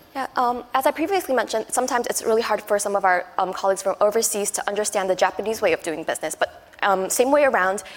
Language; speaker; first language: English; non-native, fluent; Chinese